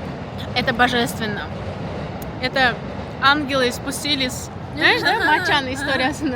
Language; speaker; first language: Russian; non-native, local second language; Uzbek